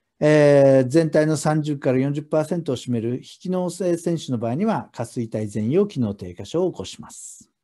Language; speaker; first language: Japanese; native; Japanese